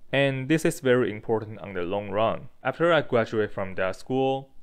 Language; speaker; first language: English; non-native, fluent; Chinese